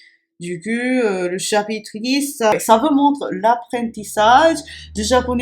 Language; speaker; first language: French; non-native, fluent; Japanese